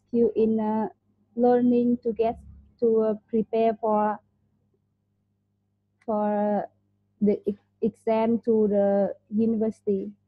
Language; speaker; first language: English; non-native, learner; Vietnamese